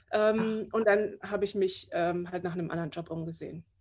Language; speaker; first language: German; native; German